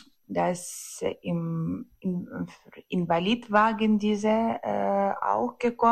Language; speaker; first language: German; non-native, learner; Ukrainian